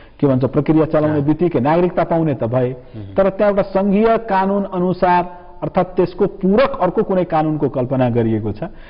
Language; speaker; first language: Nepali; non-native, local second language; Maithili